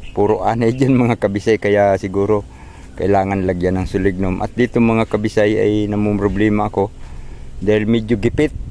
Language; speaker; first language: Filipino; native; Filipino